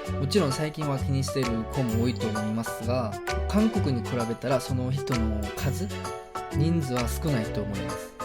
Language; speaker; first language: Japanese; non-native, fluent; Korean